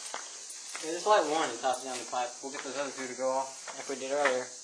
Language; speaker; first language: English; native; English